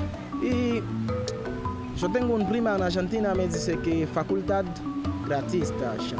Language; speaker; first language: Spanish; non-native, learner; Haitian Creole